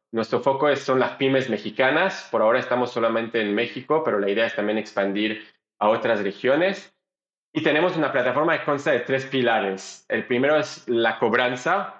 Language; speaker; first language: Spanish; non-native, fluent; French